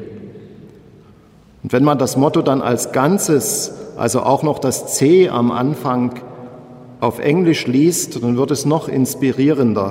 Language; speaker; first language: German; native; German